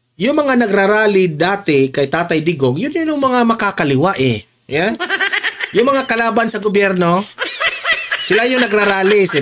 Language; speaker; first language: Filipino; non-native, local second language; Cebuano